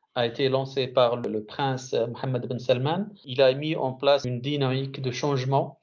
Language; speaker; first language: French; non-native, local second language; Arabic